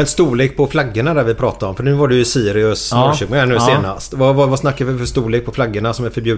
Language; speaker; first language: Swedish; native; Swedish